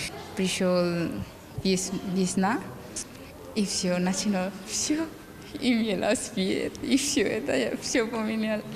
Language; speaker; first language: Russian; non-native, learner; Spanish